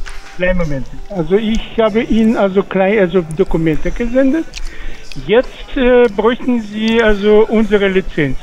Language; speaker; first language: German; non-native, fluent; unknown